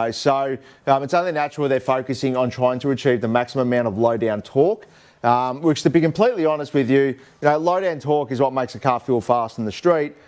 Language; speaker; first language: English; native; English